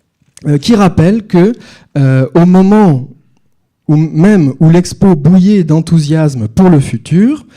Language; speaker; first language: French; native; French